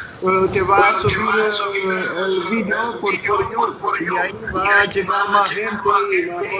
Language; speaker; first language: Spanish; non-native, learner; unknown